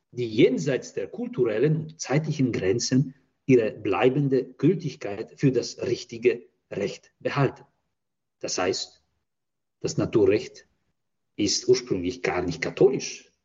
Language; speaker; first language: German; non-native, fluent; Polish